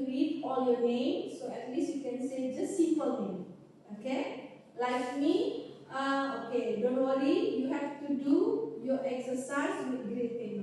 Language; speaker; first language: English; non-native, fluent; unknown